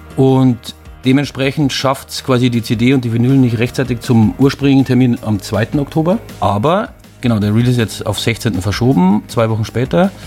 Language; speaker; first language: German; native; German